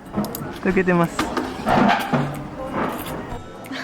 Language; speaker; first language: Japanese; native; Japanese